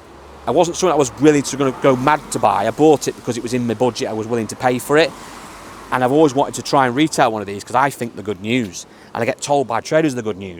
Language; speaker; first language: English; native; English